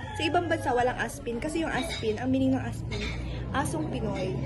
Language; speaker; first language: Filipino; native; Filipino